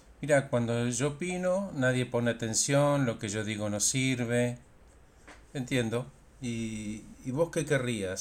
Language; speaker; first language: Spanish; native; Spanish